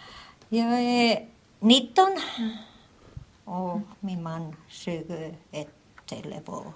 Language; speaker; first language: Swedish; non-native, learner; Finnish